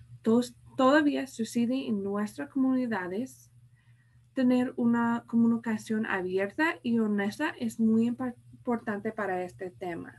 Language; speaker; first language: Spanish; non-native, fluent; English